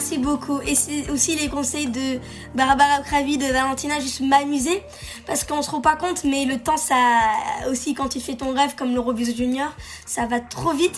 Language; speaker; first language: French; early bilingual, heritage; French